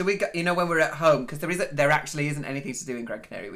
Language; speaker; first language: English; native; English